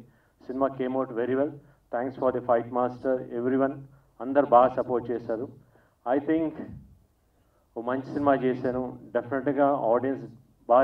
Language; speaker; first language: Telugu; native; Telugu